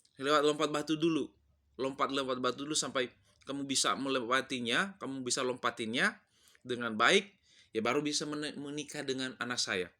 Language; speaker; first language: Indonesian; non-native, local second language; Nias